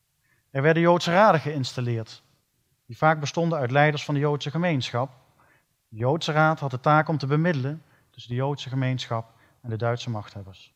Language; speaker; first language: Dutch; native; Dutch